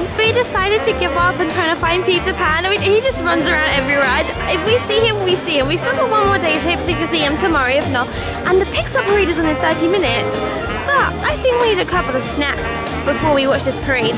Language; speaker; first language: English; native; English